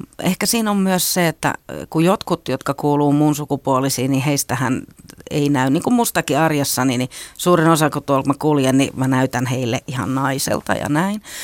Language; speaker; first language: Finnish; native; Finnish